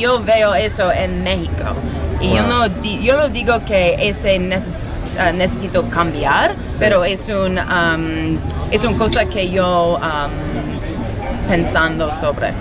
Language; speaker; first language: Spanish; non-native, learner; English